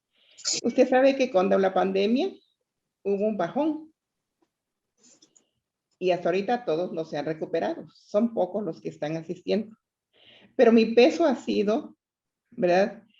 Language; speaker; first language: Spanish; native; Spanish